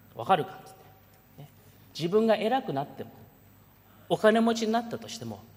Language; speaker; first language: Japanese; early bilingual, heritage; Japanese